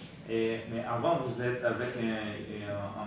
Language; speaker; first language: French; non-native, learner; Bulgarian